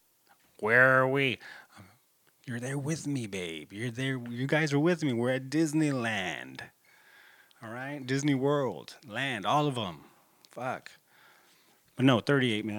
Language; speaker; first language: English; native; English